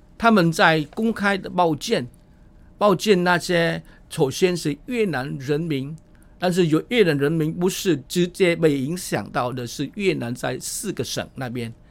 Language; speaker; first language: Chinese; non-native, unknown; Vietnamese